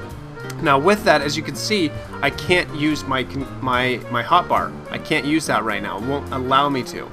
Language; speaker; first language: English; native; English